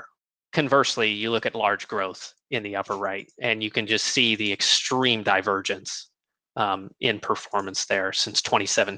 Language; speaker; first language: English; native; English